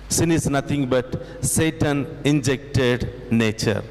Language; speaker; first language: English; non-native, local second language; Telugu